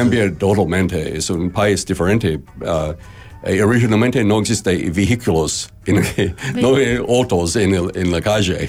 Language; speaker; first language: Spanish; non-native, learner; English